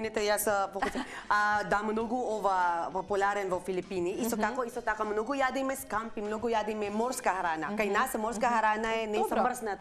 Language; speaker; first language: Macedonian; non-native, learner; Filipino